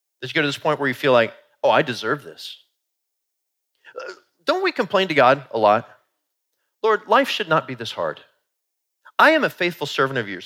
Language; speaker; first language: English; native; English